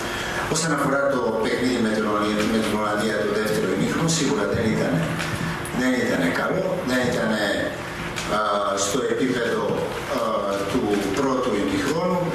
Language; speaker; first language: Greek; non-native, fluent; Serbian